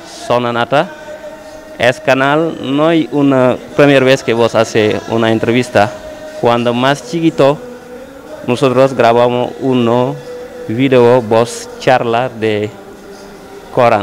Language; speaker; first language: Spanish; non-native, learner; Wolof